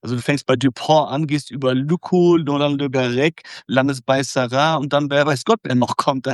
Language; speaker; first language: German; native; German